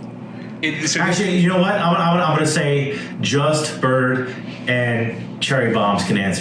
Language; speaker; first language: English; native; English